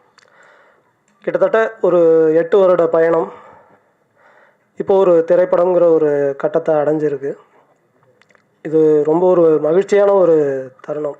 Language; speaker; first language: Tamil; native; Tamil